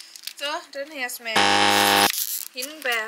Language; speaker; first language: Danish; non-native, learner; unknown